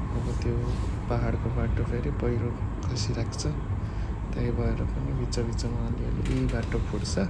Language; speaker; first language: Nepali; non-native, local second language; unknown